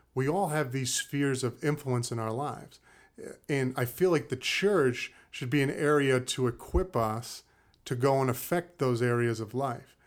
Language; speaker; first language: English; native; English